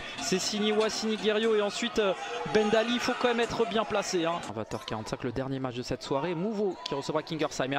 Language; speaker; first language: French; native; French